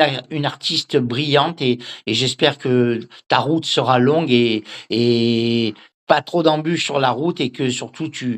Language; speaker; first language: French; native; French